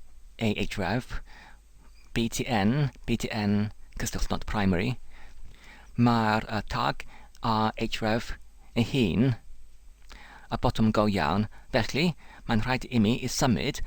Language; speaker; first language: Welsh; non-native, learner; English